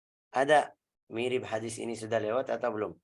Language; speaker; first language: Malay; non-native, learner; Arabic